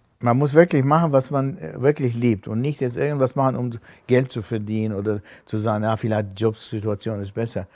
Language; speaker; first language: German; non-native, fluent; Armenian